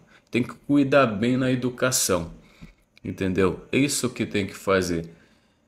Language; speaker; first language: Portuguese; non-native, fluent; Arabic